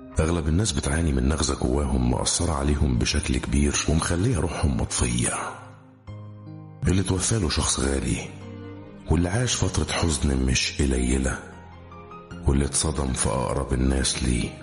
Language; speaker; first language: Arabic; native; Arabic